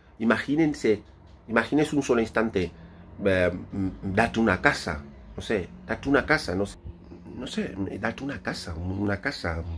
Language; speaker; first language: Spanish; non-native, fluent; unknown